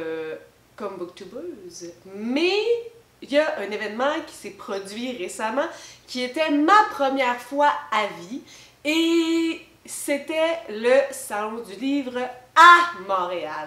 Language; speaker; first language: French; native; French